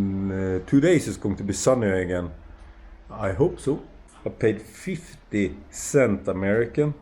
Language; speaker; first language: English; non-native, fluent; Swedish